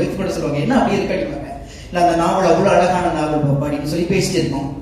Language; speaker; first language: Tamil; native; Tamil